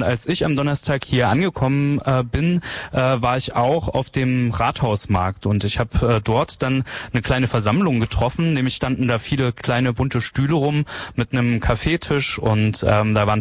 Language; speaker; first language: German; native; German